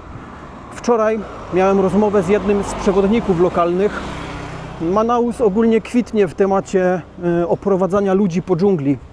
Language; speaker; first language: Polish; native; Polish